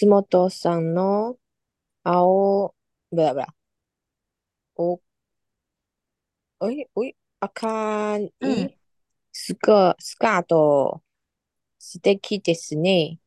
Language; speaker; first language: Japanese; non-native, learner; Chinese